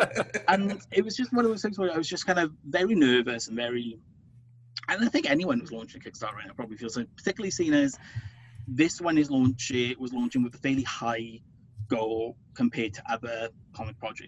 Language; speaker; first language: English; native; English